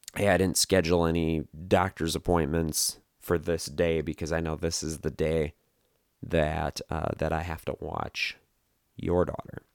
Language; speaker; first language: English; native; English